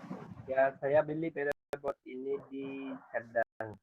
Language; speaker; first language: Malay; non-native, learner; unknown